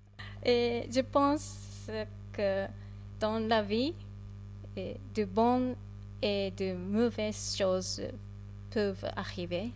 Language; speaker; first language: French; non-native, fluent; Japanese